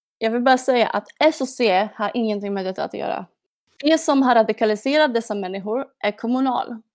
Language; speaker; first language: Swedish; non-native, fluent; Polish